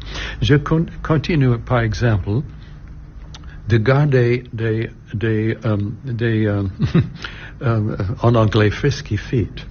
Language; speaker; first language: French; non-native, learner; English